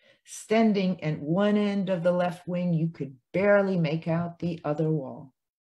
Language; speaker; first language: English; early bilingual, other home language; Ukrainian